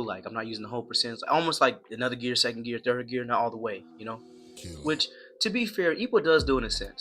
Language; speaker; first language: English; native; English